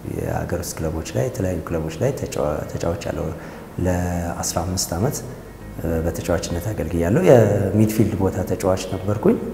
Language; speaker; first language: Amharic; native; Amharic